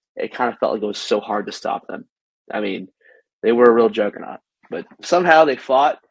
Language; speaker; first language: English; native; English